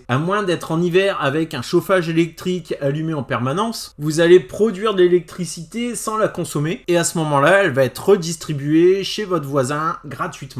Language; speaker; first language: French; native; French